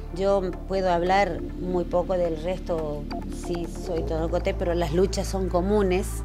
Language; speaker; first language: Spanish; non-native, local second language; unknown